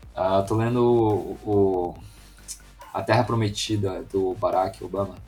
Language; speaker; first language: Portuguese; native; Portuguese